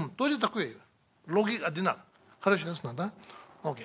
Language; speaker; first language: Russian; non-native, learner; Tibetan